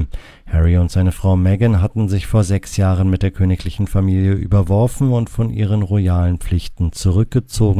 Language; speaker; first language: German; native; German